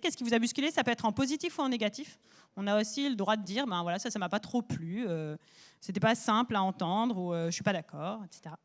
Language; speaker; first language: French; native; French